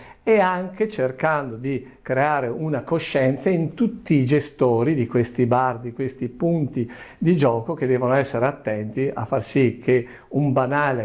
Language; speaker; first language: Italian; native; Italian